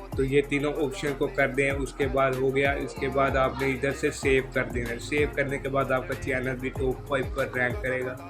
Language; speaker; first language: Urdu; non-native, local second language; Punjabi